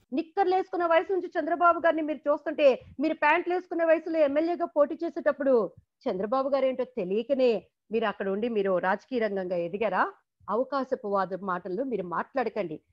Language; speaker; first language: Telugu; native; Telugu